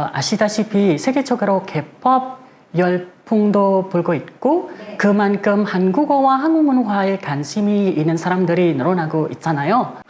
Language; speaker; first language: Korean; non-native, fluent; Indonesian